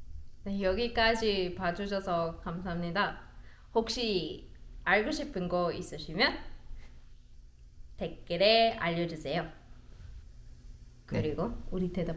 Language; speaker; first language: Korean; non-native, learner; German